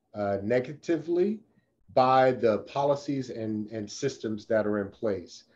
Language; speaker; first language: English; native; English